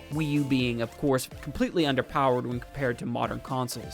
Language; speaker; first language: English; native; English